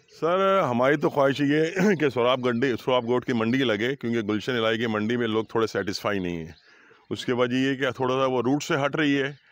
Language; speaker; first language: Urdu; native; Urdu